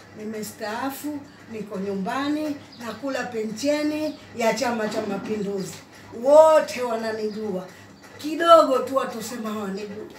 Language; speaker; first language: Swahili; native; Swahili